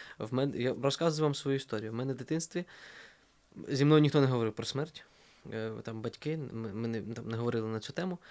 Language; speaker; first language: Ukrainian; native; Ukrainian